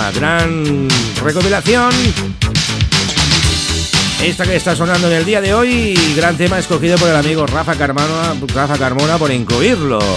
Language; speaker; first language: Spanish; native; Spanish